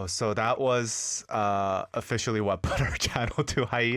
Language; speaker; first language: English; early bilingual, other home language; Korean